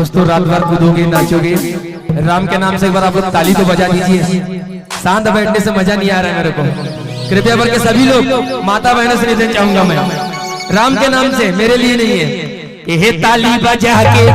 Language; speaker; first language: Hindi; non-native, local second language; Chhattisgarhi